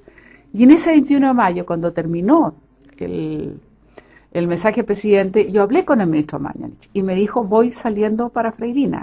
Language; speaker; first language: Spanish; native; Spanish